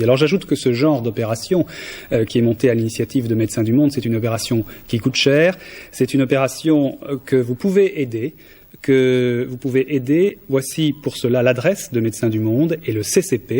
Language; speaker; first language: French; native; French